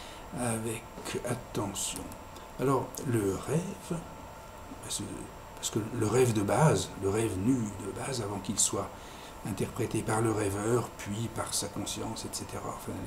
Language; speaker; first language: French; native; French